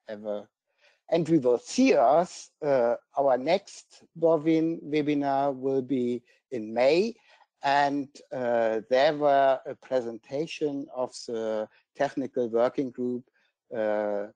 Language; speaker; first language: English; non-native, fluent; German